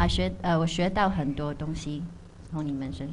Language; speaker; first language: Chinese; early bilingual, heritage; Chinese